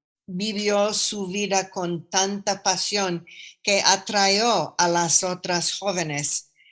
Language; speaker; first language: Spanish; non-native, fluent; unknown